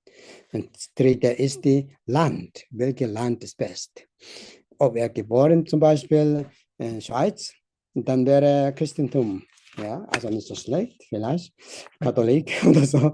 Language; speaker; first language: German; non-native, learner; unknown